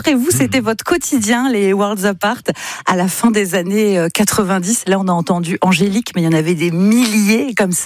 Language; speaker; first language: French; native; French